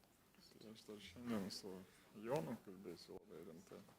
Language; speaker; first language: Lithuanian; native; Lithuanian